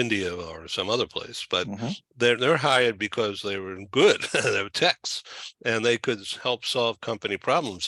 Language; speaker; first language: English; native; English